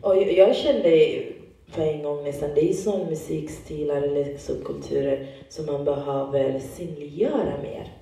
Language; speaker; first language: Swedish; native; Swedish